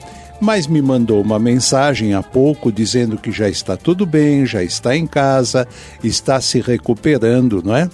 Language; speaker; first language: Portuguese; native; Portuguese